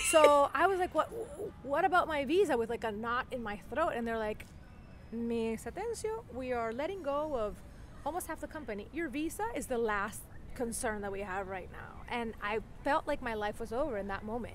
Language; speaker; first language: English; non-native, fluent; Spanish